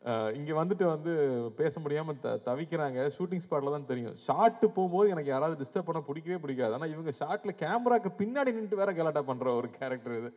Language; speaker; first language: Tamil; native; Tamil